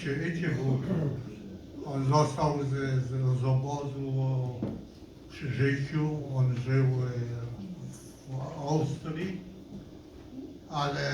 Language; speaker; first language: Polish; non-native, local second language; Yiddish